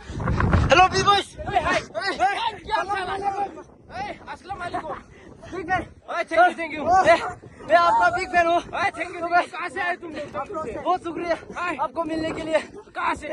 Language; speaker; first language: Hindi; non-native, local second language; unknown